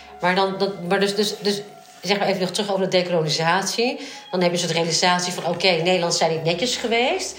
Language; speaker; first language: Dutch; native; Dutch